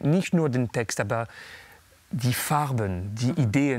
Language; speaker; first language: German; non-native, learner; French